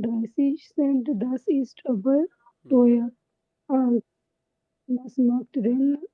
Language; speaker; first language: German; non-native, learner; Urdu